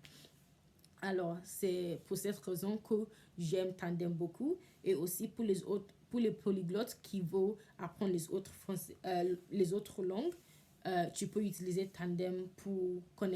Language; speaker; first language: French; non-native, learner; English